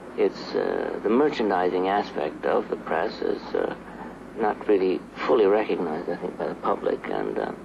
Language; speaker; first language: English; native; English